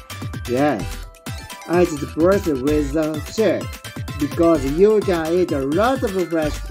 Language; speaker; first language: English; non-native, learner; Japanese